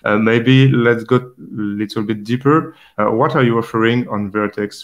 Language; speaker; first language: English; non-native, fluent; French